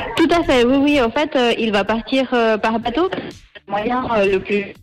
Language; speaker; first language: French; early bilingual, other home language; Spanish